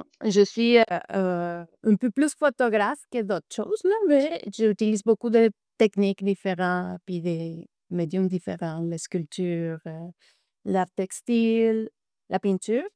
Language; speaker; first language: French; non-native, fluent; Spanish